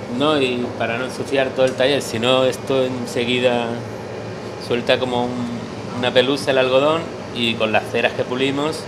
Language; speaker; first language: Spanish; native; Spanish